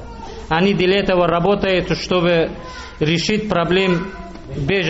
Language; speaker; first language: Russian; early bilingual, other home language; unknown